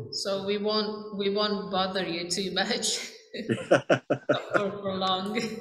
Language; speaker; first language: English; non-native, fluent; Romanian